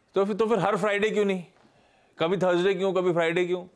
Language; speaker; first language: Hindi; native; Hindi